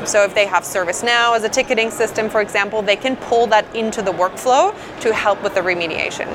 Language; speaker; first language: English; non-native, fluent; German